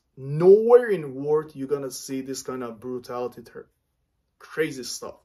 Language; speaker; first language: English; non-native, fluent; Armenian